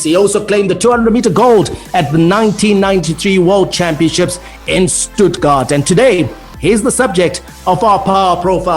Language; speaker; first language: English; native; English